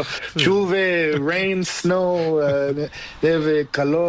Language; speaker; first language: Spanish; non-native, learner; Portuguese